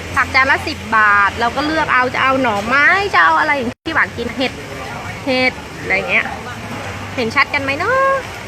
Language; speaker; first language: Thai; native; Thai